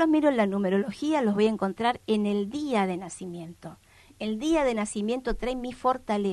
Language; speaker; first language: Spanish; native; Spanish